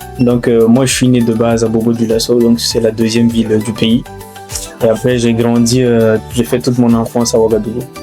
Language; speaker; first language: French; non-native, local second language; Fula